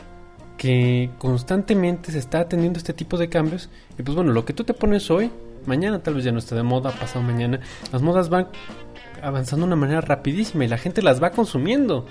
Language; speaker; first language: Spanish; native; Spanish